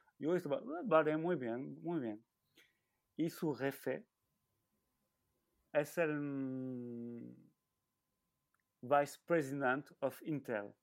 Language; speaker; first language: Spanish; non-native, learner; French